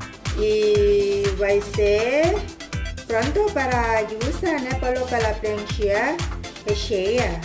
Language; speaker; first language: Portuguese; non-native, learner; Thai